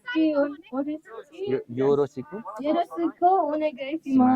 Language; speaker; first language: Japanese; non-native, learner; Nepali